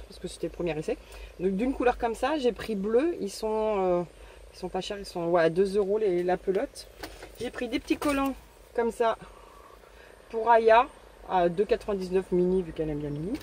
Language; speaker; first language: French; native; French